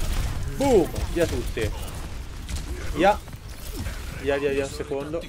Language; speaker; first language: Italian; native; Italian